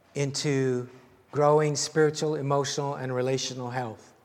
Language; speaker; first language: English; native; English